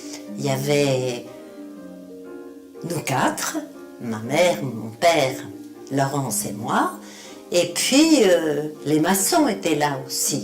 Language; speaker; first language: French; native; French